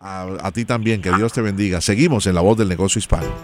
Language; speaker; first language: Spanish; native; Spanish